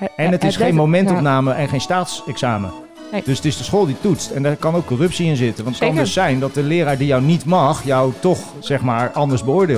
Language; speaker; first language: Dutch; native; Dutch